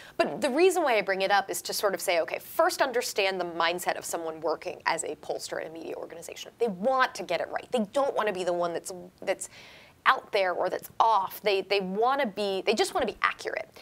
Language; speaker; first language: English; native; English